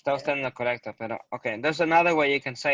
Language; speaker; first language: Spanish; early bilingual, heritage; Spanish